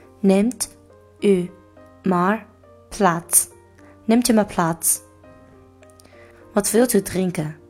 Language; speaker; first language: Dutch; non-native, learner; Chinese